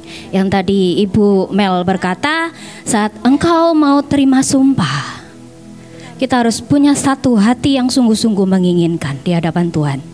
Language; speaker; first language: Indonesian; native; Indonesian